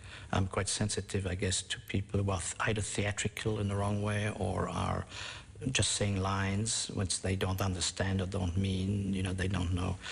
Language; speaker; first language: English; non-native, fluent; Dutch